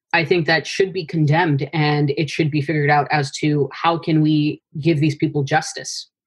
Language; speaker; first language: English; early bilingual, other home language; Persian